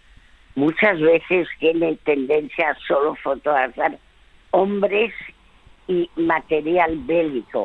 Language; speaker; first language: Spanish; early bilingual, other home language; French